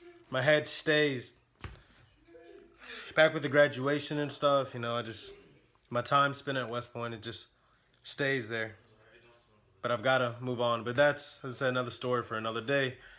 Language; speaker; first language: English; native; English